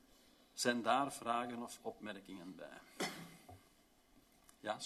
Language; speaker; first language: Dutch; native; Dutch